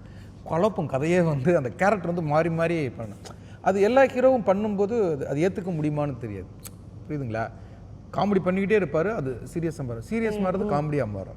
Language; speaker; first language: Tamil; native; Tamil